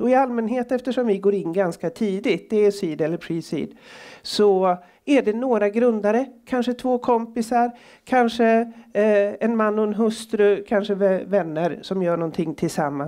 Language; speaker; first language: Swedish; native; Swedish